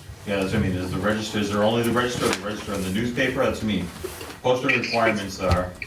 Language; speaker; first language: English; native; English